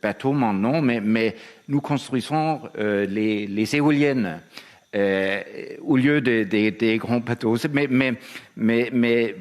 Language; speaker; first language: French; non-native, fluent; Danish